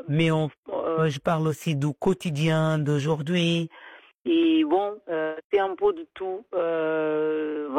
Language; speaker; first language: French; non-native, fluent; Portuguese